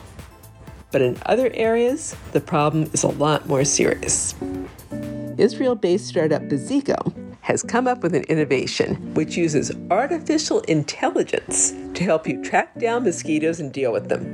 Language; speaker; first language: English; native; English